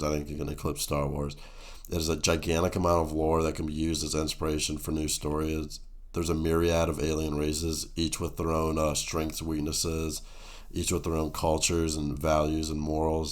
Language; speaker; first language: English; native; English